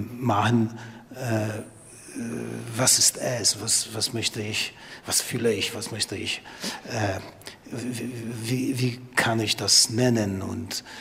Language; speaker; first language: German; non-native, learner; Polish